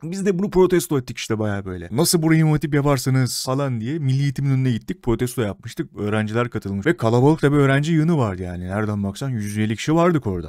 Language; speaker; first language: Turkish; native; Turkish